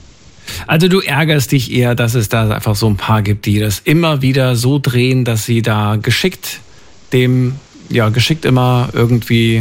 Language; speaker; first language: German; native; German